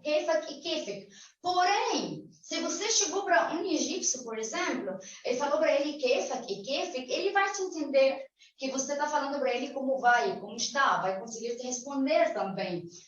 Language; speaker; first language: Portuguese; non-native, fluent; Arabic